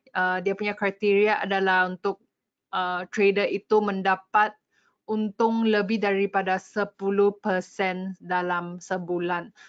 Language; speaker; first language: Malay; non-native, local second language; English